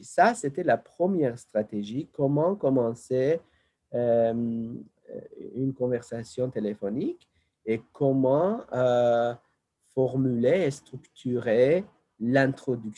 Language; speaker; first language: French; non-native, fluent; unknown